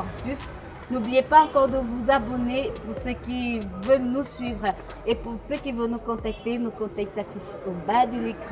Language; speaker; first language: French; native; French